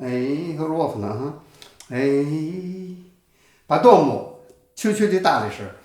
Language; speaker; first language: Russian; non-native, learner; Chinese